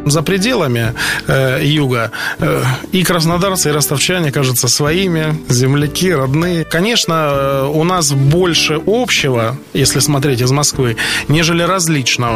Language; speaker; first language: Russian; native; Russian